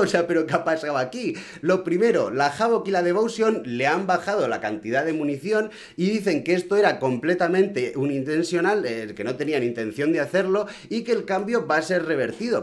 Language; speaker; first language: Spanish; native; Spanish